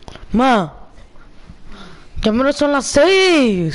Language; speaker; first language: Spanish; early bilingual, heritage; Spanish